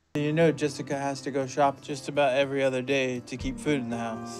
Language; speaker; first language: English; native; English